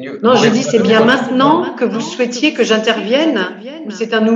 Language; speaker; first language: French; native; French